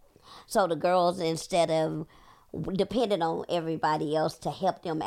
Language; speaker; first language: English; native; English